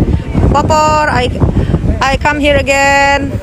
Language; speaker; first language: English; non-native, fluent; Indonesian